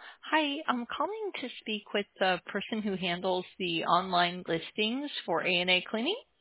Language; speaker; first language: English; native; English